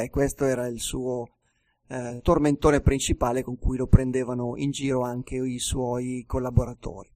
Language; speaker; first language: Italian; native; Italian